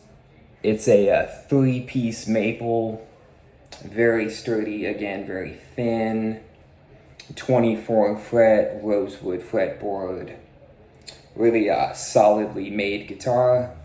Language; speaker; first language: English; native; English